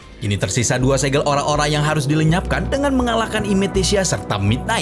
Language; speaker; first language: Indonesian; native; Indonesian